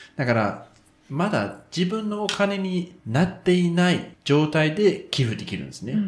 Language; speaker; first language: Japanese; non-native, fluent; Danish